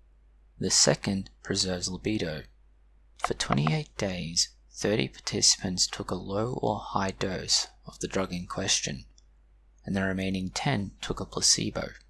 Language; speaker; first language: English; native; English